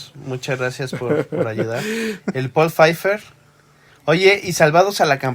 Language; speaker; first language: Spanish; native; Spanish